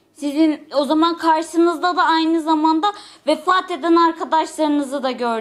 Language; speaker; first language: Turkish; native; Turkish